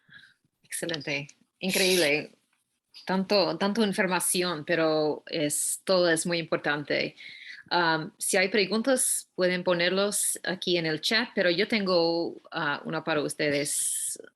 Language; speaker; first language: Spanish; non-native, learner; English